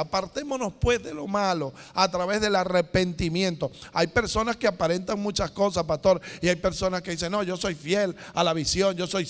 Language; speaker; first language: Spanish; native; Spanish